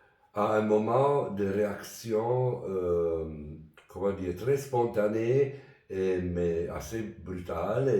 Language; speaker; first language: French; non-native, fluent; Italian